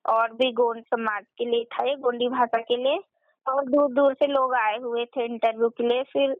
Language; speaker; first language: Hindi; native; Hindi